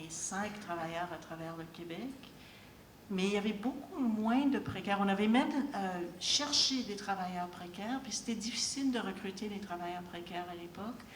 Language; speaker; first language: French; native; French